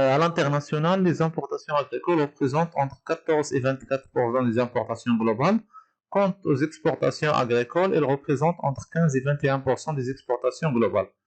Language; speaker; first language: French; non-native, local second language; Arabic